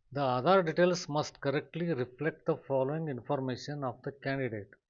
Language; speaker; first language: English; non-native, local second language; Kannada